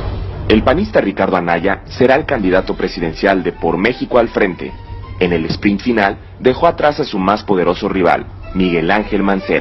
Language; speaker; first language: Spanish; native; Spanish